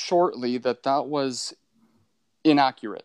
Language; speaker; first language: English; native; English